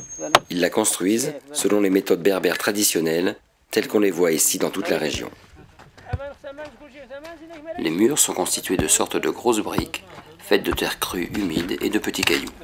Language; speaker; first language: French; native; French